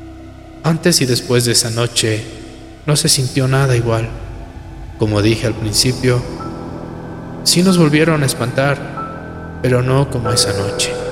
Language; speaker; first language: Spanish; native; Spanish